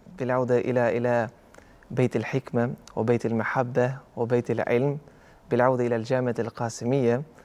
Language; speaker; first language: Arabic; non-native, fluent; Albanian